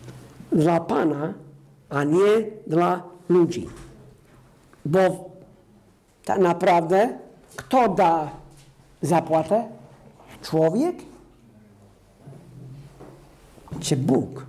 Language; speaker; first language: Polish; non-native, fluent; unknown